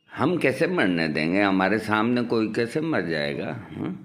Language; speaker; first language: Hindi; native; Hindi